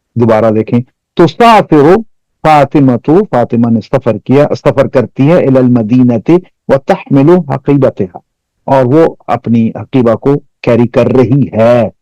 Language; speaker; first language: Urdu; non-native, local second language; Pashto